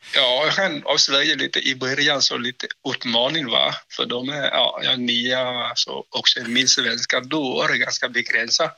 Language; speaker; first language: Swedish; non-native, fluent; Vietnamese